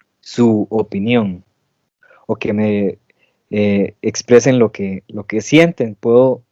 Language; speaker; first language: Spanish; native; Spanish